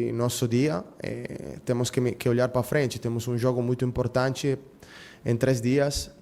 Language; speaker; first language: Portuguese; non-native, fluent; Spanish